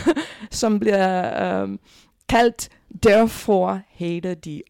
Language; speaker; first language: Danish; non-native, fluent; English